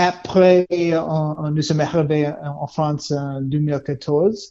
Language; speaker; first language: French; non-native, learner; English